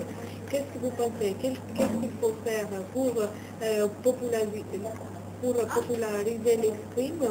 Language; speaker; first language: French; non-native, fluent; Russian